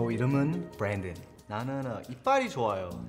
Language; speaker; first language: Korean; non-native, learner; English